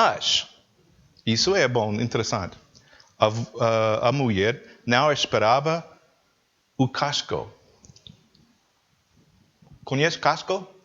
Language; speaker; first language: Portuguese; non-native, learner; English